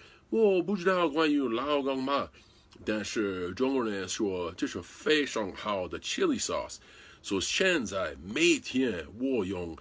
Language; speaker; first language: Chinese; non-native, learner; English